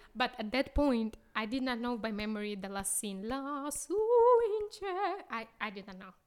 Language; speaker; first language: English; non-native, fluent; Ukrainian